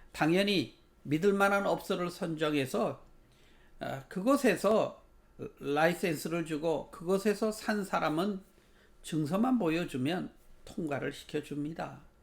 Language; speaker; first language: Korean; native; Korean